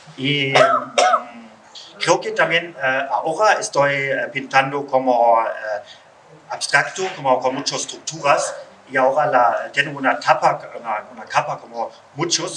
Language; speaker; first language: Spanish; non-native, learner; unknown